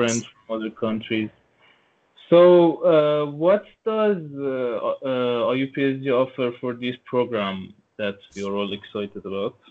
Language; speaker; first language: English; non-native, local second language; Turkish